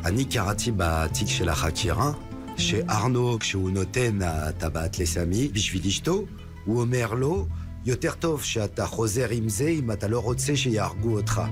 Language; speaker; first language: Hebrew; non-native, fluent; French